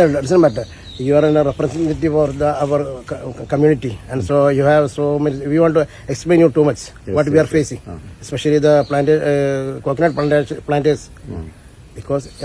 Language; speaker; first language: English; non-native, local second language; Malayalam